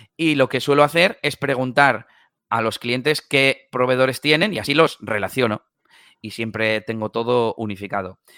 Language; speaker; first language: Spanish; native; Spanish